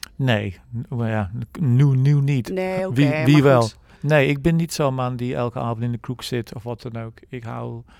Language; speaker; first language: Dutch; non-native, fluent; English